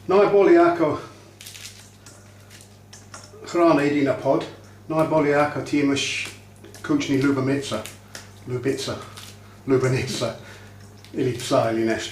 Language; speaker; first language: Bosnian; non-native, learner; English